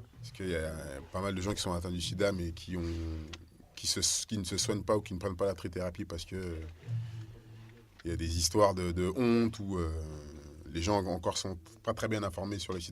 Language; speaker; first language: French; native; French